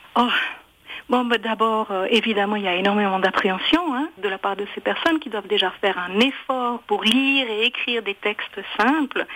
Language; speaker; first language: French; native; French